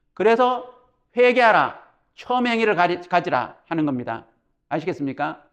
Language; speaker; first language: Korean; native; Korean